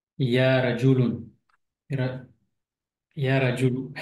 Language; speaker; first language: Arabic; non-native, learner; French